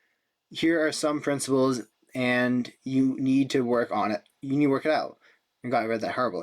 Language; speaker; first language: English; native; English